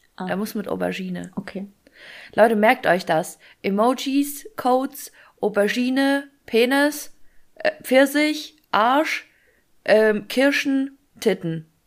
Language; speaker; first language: German; early bilingual, other home language; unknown